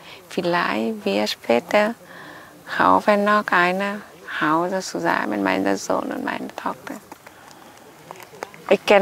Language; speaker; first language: German; non-native, learner; Vietnamese